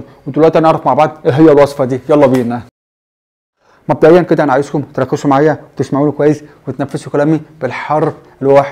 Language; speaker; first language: Arabic; native; Arabic